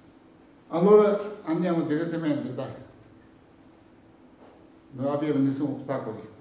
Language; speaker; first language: Italian; non-native, learner; Tibetan